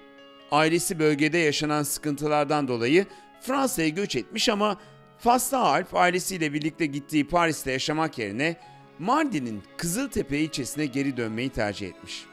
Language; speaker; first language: Turkish; native; Turkish